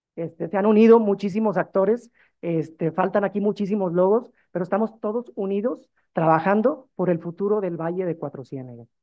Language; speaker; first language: Spanish; native; Spanish